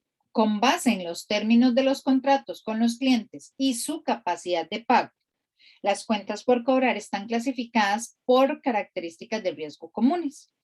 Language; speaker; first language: Spanish; native; Spanish